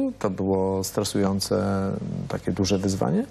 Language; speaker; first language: Polish; native; Polish